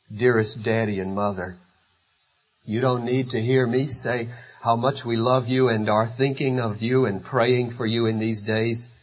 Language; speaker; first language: English; native; English